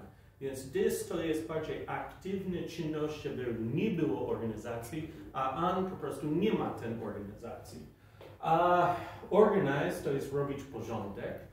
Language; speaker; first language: Polish; non-native, fluent; English